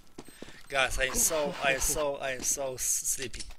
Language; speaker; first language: English; non-native, learner; Polish